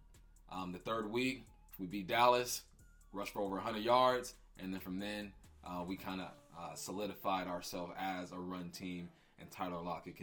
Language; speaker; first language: English; native; English